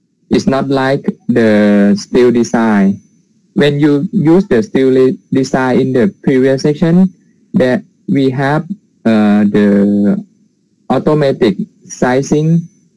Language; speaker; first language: English; non-native, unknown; Thai